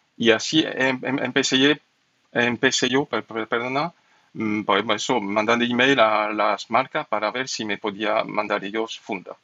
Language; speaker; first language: Spanish; non-native, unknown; French